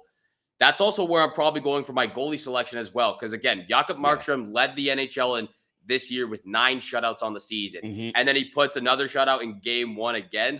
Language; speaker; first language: English; native; English